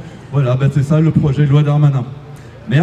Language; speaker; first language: French; native; French